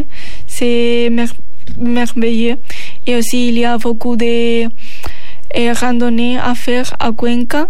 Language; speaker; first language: French; non-native, learner; Spanish